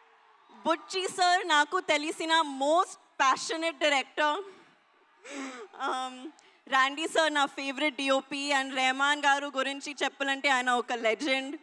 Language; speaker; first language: Telugu; non-native, learner; Hindi